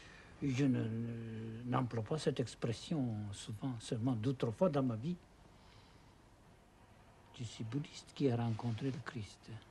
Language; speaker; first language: French; non-native, fluent; Japanese